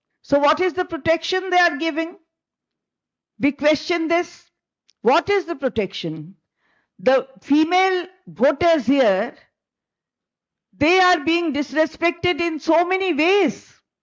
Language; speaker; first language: English; non-native, local second language; Bangla